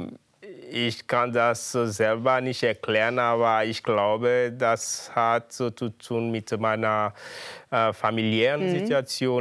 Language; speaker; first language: German; non-native, fluent; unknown